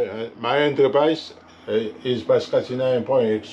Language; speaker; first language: English; non-native, learner; French